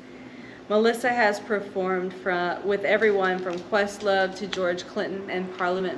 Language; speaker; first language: English; native; English